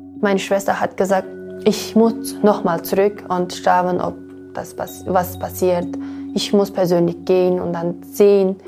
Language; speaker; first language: German; non-native, learner; Uyghur